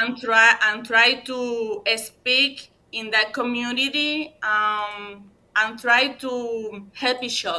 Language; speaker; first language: English; non-native, learner; Spanish